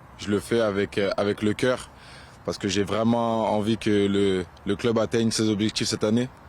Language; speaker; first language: French; native; French